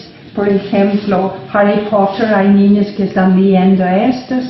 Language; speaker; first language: Spanish; non-native, fluent; English